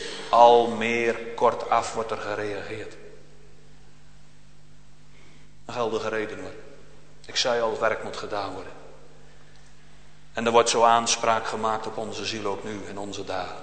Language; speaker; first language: Dutch; native; Dutch